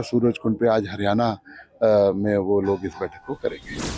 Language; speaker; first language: Hindi; native; Hindi